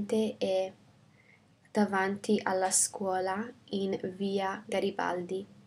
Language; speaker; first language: Italian; non-native, fluent; English